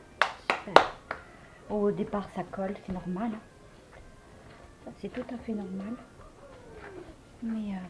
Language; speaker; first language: French; native; French